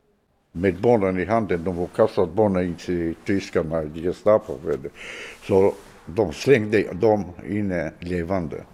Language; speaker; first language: Swedish; non-native, fluent; Romany